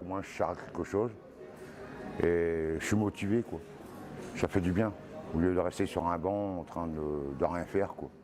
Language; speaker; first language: French; native; French